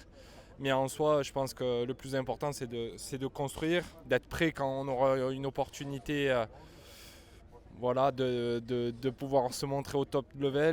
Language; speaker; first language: French; native; French